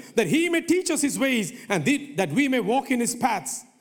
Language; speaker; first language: English; non-native, local second language; Malayalam